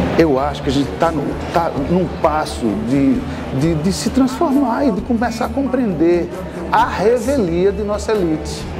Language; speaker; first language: Portuguese; native; Portuguese